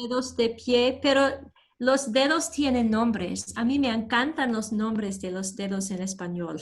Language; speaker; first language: Spanish; non-native, learner; English